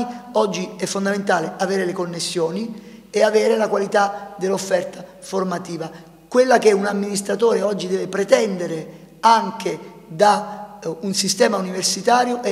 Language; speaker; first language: Italian; native; Italian